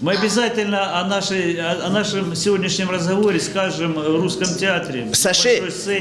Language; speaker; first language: Russian; native; Russian